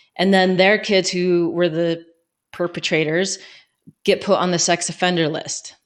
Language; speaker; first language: English; native; English